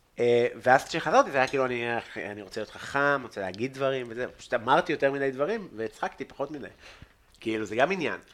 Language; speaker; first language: Hebrew; native; Hebrew